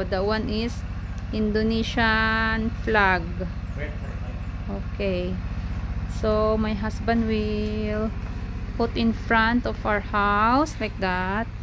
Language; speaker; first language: English; non-native, learner; Filipino